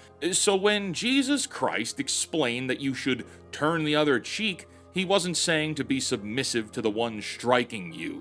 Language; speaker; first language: English; native; English